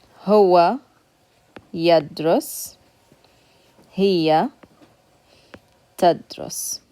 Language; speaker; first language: Arabic; non-native, fluent; English